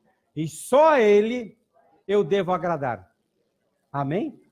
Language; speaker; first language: Portuguese; native; Portuguese